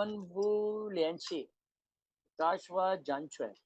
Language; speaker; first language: Chinese; non-native, learner; Urdu